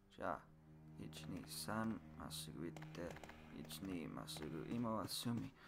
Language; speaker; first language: Japanese; non-native, learner; English